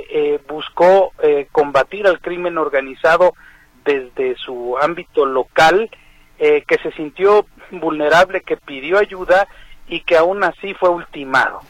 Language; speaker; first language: Spanish; native; Spanish